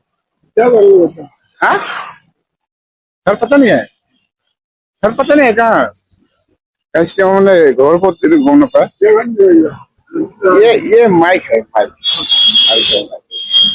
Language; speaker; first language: Hindi; non-native, local second language; Assamese